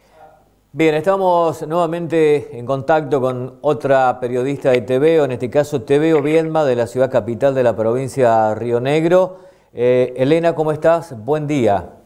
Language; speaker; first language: Spanish; native; Spanish